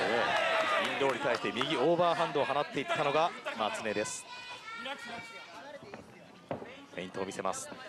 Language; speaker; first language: Japanese; native; Japanese